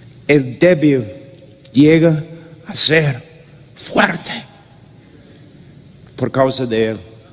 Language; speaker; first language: Spanish; non-native, fluent; English